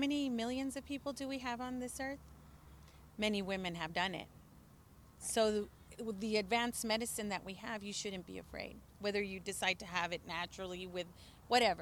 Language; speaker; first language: English; early bilingual, other home language; Spanish